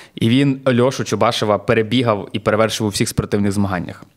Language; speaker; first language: Ukrainian; native; Ukrainian